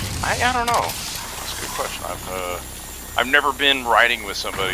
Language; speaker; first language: English; native; English